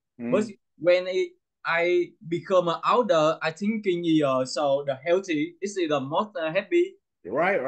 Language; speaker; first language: English; non-native, learner; Vietnamese